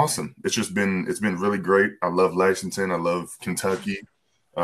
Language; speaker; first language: English; native; English